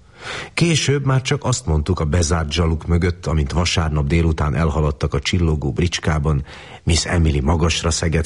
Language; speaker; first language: Hungarian; native; Hungarian